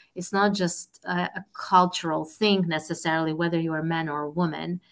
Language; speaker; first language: English; non-native, fluent; Russian